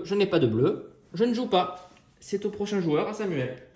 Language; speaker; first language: French; native; French